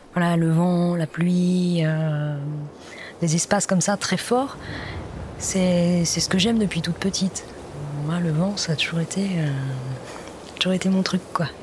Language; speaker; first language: French; native; French